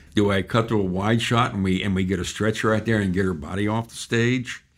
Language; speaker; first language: English; native; English